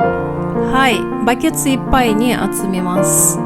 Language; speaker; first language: Japanese; non-native, fluent; Tatar